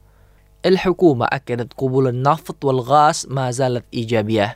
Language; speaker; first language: Arabic; non-native, local second language; Indonesian